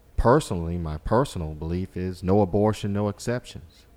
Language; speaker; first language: English; native; English